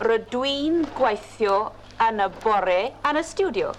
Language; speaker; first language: Welsh; non-native, local second language; English